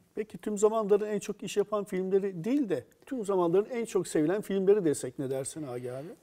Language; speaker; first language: Turkish; native; Turkish